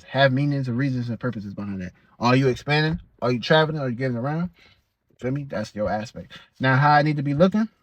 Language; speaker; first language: English; native; English